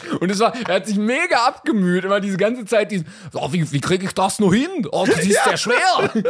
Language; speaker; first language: German; native; German